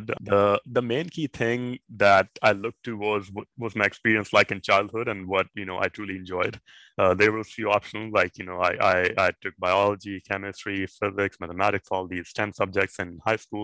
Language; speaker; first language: English; non-native, local second language; Urdu